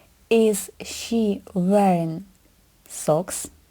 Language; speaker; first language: English; non-native, fluent; Ukrainian